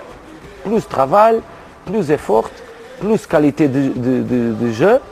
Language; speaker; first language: French; non-native, learner; Portuguese